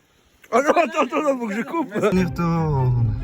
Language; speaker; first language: French; native; French